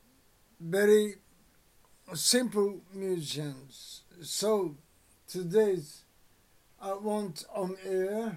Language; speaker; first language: English; non-native, learner; Japanese